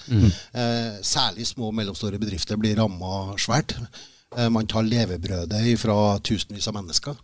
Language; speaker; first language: Norwegian; native; Norwegian